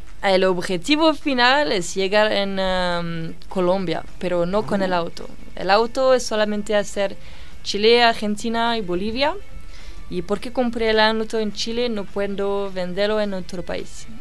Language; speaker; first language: Spanish; non-native, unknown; French